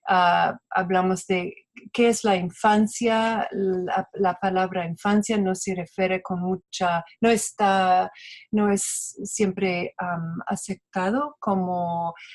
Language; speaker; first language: Spanish; non-native, fluent; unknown